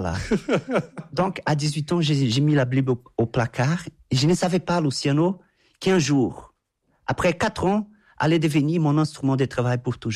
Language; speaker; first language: French; non-native, fluent; Portuguese